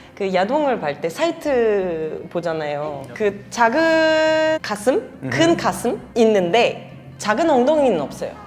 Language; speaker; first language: Korean; non-native, fluent; French